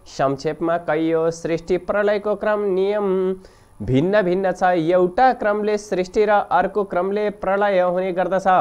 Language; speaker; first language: Nepali; native; Nepali